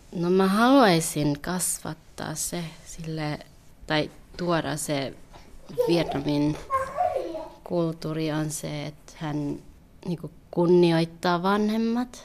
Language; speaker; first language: Finnish; early bilingual, other home language; Vietnamese